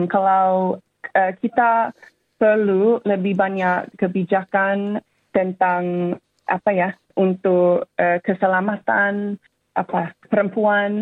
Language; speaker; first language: Indonesian; non-native, fluent; English